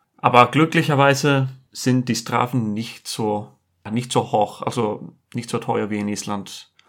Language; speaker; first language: German; non-native, fluent; Icelandic